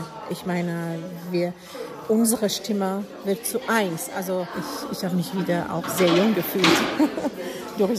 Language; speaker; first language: German; non-native, fluent; Arabic